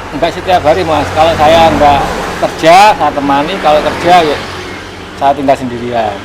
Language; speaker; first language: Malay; non-native, local second language; Javanese